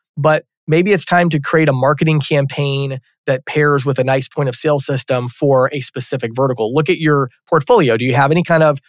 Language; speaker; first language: English; native; English